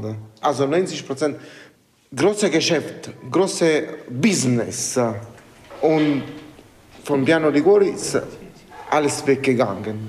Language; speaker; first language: German; non-native, learner; Italian